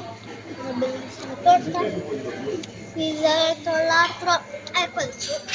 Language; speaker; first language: Italian; non-native, learner; Filipino